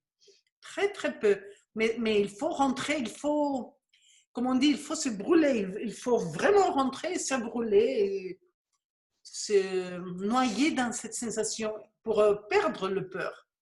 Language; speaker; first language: French; non-native, fluent; Spanish